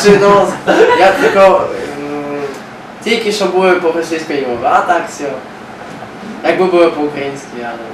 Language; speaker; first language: Ukrainian; non-native, learner; Polish